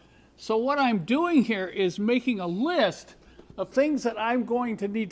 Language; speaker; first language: English; native; English